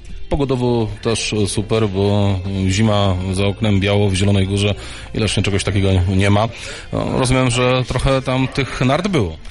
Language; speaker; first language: Polish; native; Polish